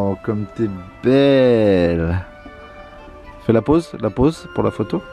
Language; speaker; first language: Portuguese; non-native, fluent; French